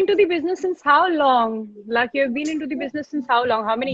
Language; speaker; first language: English; non-native, local second language; Hindi